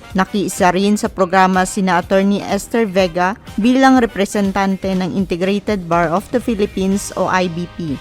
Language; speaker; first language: Filipino; non-native, local second language; Cebuano